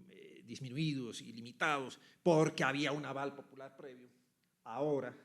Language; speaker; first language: Spanish; native; Spanish